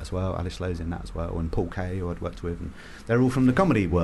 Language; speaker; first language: English; native; English